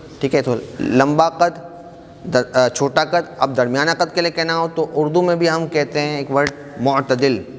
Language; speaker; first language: Urdu; native; Urdu